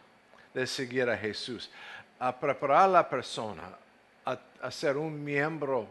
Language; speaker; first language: Spanish; non-native, fluent; English